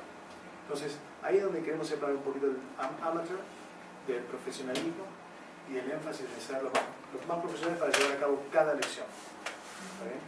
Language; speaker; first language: Spanish; native; Spanish